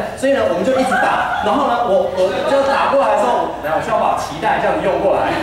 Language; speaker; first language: Chinese; early bilingual, heritage; Chinese